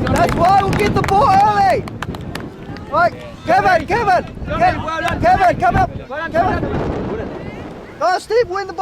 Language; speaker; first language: English; native; English